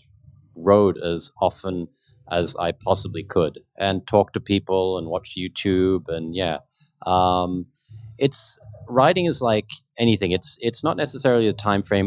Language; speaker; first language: English; native; English